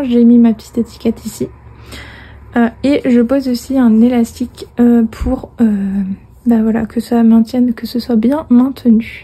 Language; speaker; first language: French; native; French